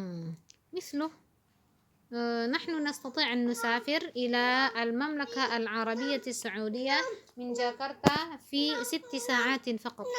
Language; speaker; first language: Arabic; non-native, fluent; Indonesian